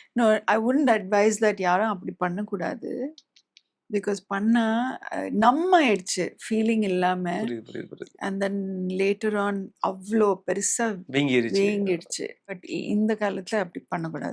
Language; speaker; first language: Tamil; non-native, local second language; English